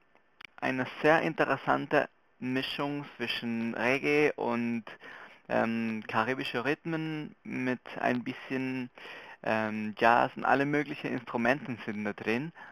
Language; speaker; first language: German; non-native, fluent; Spanish